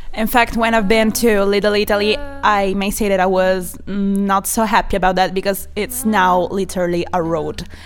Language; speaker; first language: English; non-native, fluent; Italian